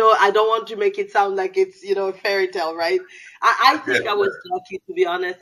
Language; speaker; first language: English; non-native, fluent; Soninke